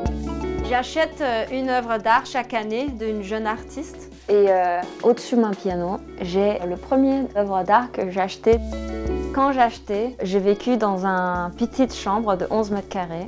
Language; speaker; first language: French; non-native, fluent; Danish